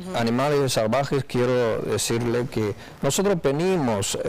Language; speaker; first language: Spanish; non-native, fluent; Chinese